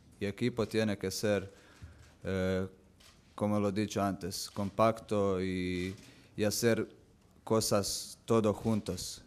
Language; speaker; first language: Spanish; non-native, learner; Croatian